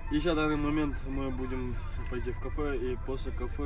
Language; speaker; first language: Russian; non-native, local second language; Kazakh